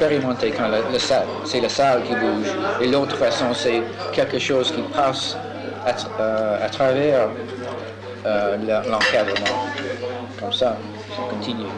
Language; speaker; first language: French; non-native, fluent; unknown